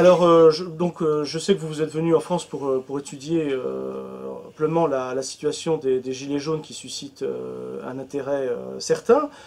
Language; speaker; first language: French; native; French